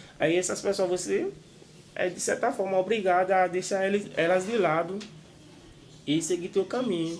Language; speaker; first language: Portuguese; non-native, fluent; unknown